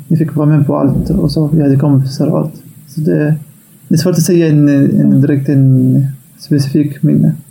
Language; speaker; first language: Swedish; non-native, fluent; Arabic